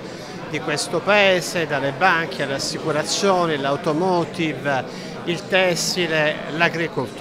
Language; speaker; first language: Italian; native; Italian